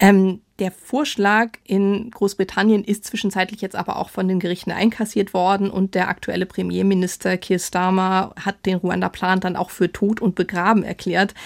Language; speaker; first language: German; native; German